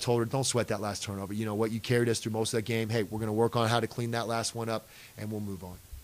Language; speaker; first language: English; native; English